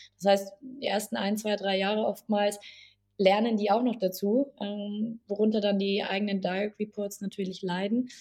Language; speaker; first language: German; native; German